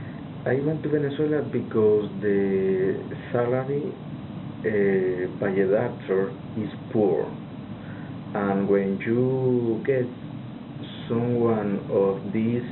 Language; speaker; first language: English; non-native, learner; Spanish